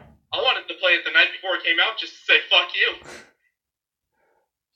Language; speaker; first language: English; native; English